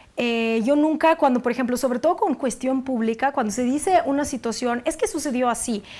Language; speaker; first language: Spanish; non-native, fluent; Russian